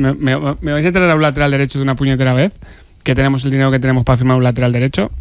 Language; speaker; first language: Spanish; native; Spanish